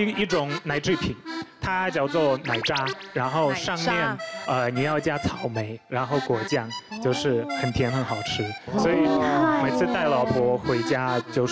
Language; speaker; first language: Chinese; non-native, fluent; Polish